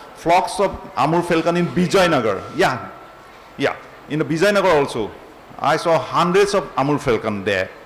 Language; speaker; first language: English; non-native, local second language; Assamese